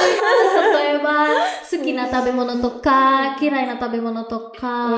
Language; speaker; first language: Japanese; non-native, learner; Indonesian